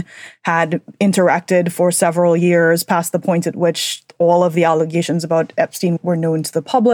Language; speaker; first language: English; native; English